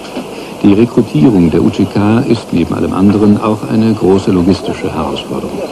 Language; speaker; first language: German; native; German